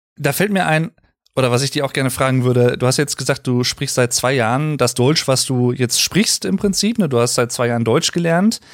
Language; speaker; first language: German; native; German